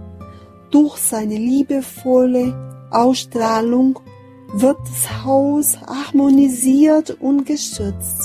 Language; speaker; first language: German; non-native, fluent; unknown